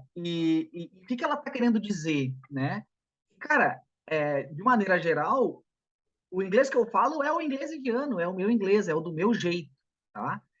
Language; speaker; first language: Portuguese; native; Portuguese